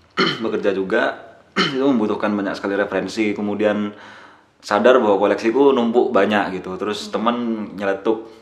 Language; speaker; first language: Indonesian; non-native, local second language; Madurese